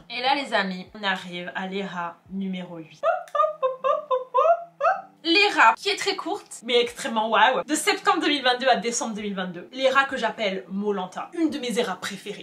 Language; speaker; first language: French; native; French